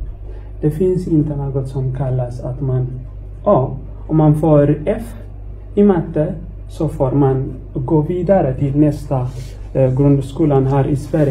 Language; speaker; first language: Swedish; non-native, fluent; Tigrinya